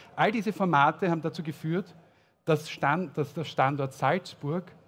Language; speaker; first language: German; native; German